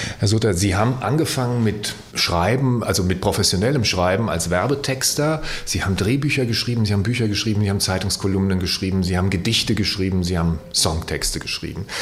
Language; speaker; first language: German; native; German